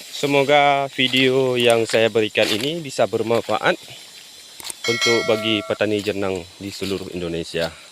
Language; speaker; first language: Indonesian; non-native, local second language; Achinese